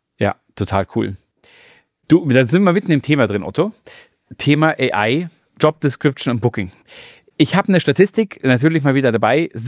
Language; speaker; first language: German; native; German